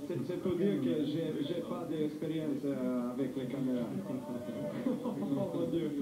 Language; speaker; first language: French; non-native, learner; Serbian